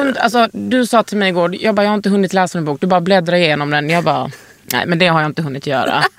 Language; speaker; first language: Swedish; native; Swedish